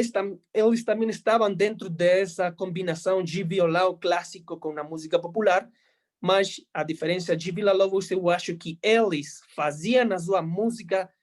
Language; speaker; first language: Portuguese; non-native, fluent; Spanish